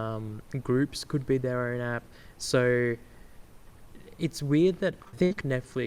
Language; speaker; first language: English; native; English